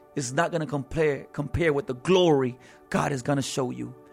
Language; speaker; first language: English; early bilingual, other home language; Spanish